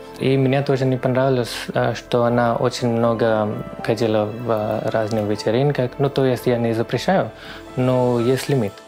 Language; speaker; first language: Russian; non-native, fluent; Hindi